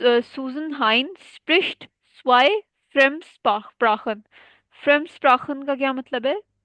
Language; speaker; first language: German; non-native, fluent; Urdu